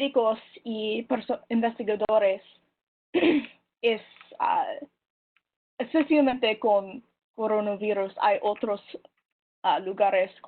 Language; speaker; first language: Spanish; non-native, learner; English